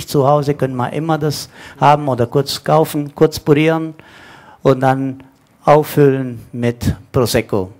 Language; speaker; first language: German; non-native, fluent; Italian